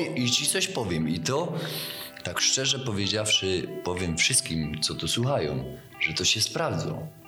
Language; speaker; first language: Polish; native; Polish